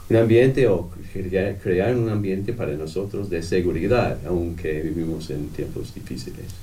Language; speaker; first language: Spanish; non-native, fluent; English